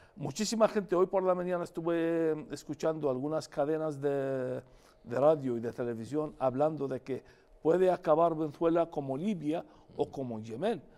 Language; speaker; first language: Spanish; non-native, fluent; Arabic